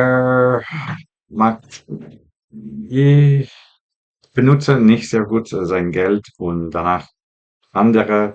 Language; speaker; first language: German; non-native, learner; English